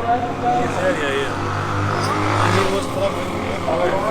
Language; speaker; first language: English; non-native, learner; Arabic